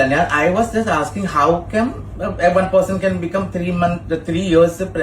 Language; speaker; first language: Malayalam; non-native, fluent; Assamese